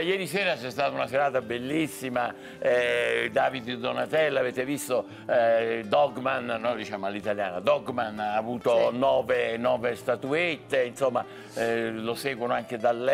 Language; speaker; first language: Italian; native; Italian